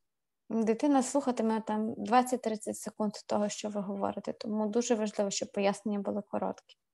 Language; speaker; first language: Ukrainian; native; Ukrainian